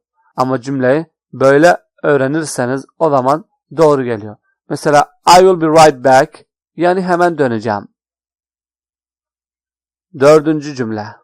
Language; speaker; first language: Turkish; non-native, fluent; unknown